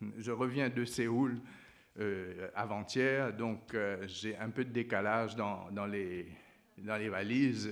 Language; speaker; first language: French; non-native, local second language; Morisyen